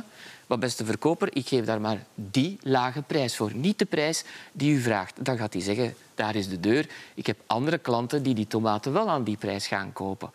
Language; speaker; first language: Dutch; native; Dutch